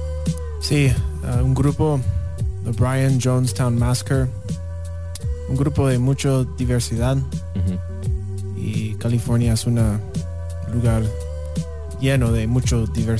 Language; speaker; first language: Spanish; non-native, learner; English